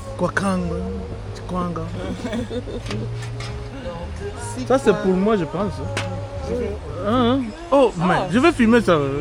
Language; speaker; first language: French; non-native, local second language; Swahili